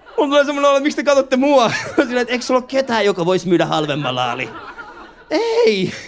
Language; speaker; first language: Finnish; early bilingual, other home language; Persian